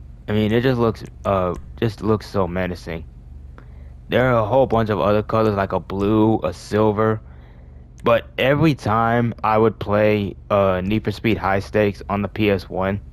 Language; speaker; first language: English; native; English